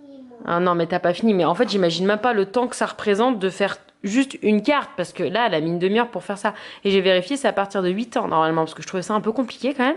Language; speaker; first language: French; native; French